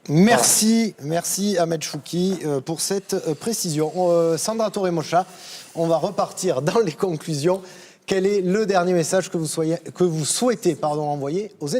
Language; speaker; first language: French; native; French